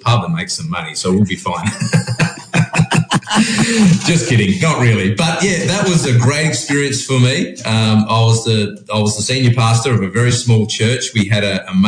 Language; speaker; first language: English; native; English